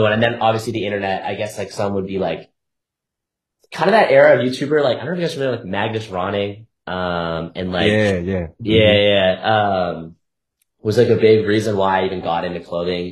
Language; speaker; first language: English; native; English